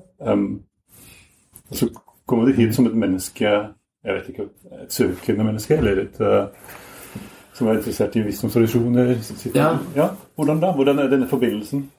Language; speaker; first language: Norwegian; non-native, fluent; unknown